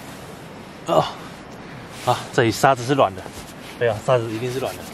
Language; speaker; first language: Chinese; native; Chinese